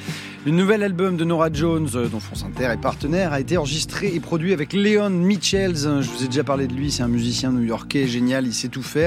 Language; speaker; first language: French; native; French